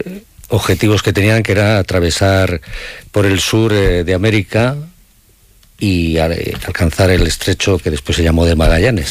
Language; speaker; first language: Spanish; native; Spanish